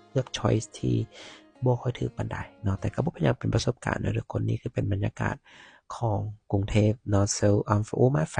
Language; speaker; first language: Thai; non-native, local second language; Lao